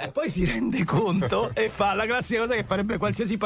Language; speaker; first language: Italian; native; Italian